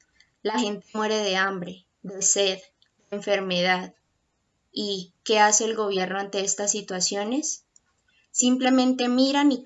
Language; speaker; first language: Spanish; native; Spanish